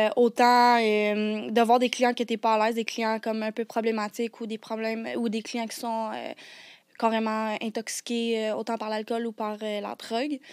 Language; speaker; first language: French; native; French